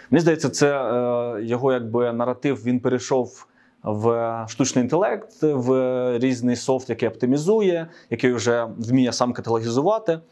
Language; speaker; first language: Ukrainian; native; Ukrainian